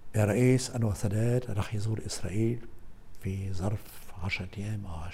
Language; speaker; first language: Arabic; non-native, fluent; German